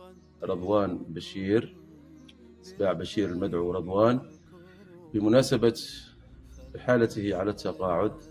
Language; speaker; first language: Arabic; native; Arabic